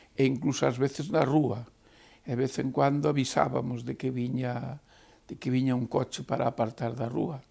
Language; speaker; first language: Galician; native; Galician